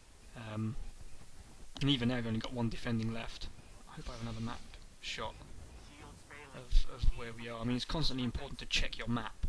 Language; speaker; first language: English; native; English